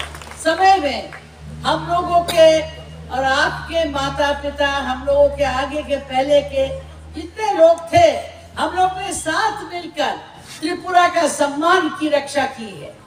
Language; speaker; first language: Hindi; non-native, local second language; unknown